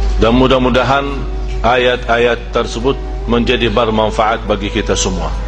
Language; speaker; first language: Malay; non-native, fluent; Arabic